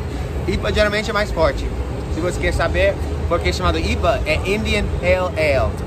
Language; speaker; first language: Portuguese; non-native, fluent; English